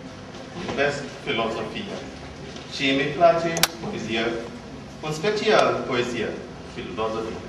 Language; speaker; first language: Romanian; non-native, learner; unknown